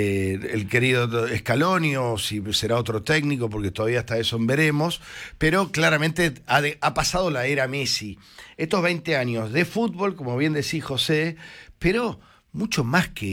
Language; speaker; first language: Spanish; native; Spanish